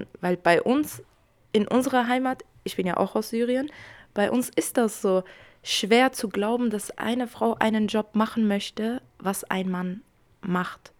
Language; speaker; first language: German; early bilingual, other home language; Kurdish